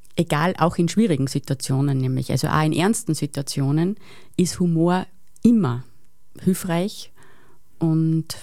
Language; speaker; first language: German; native; German